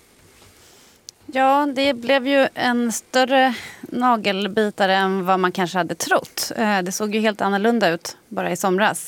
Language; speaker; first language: Swedish; native; Swedish